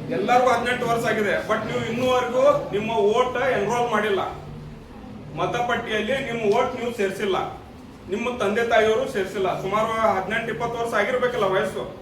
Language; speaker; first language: Kannada; non-native, local second language; Urdu